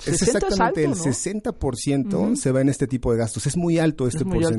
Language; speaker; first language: Spanish; native; Spanish